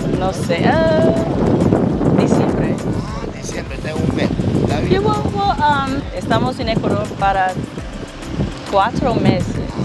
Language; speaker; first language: Spanish; non-native, learner; English